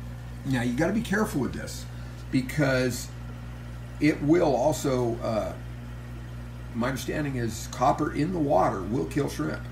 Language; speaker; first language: English; native; English